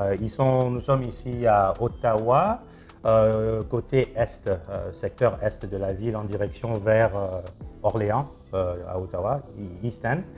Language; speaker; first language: French; non-native, local second language; Lingala